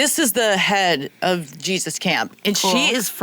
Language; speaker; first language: English; native; English